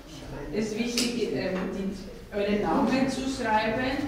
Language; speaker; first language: German; non-native, fluent; Greek